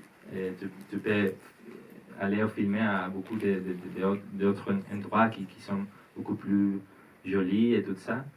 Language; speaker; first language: French; non-native, learner; Spanish